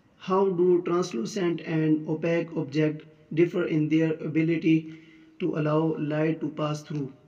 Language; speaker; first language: English; non-native, local second language; Urdu